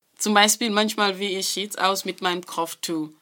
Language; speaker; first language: German; non-native, learner; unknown